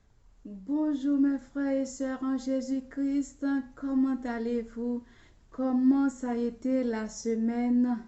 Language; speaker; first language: French; non-native, local second language; Haitian Creole